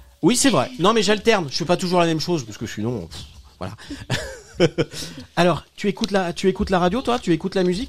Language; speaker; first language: French; native; French